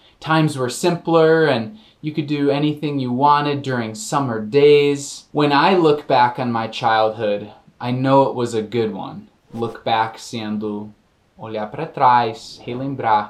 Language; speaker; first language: English; native; English